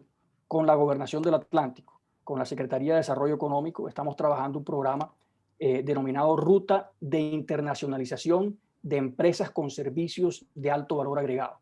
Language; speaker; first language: Spanish; native; Spanish